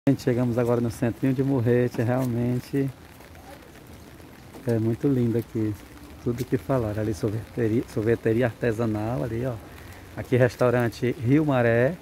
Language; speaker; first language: Portuguese; native; Portuguese